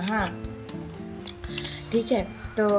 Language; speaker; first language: Hindi; non-native, local second language; Bangla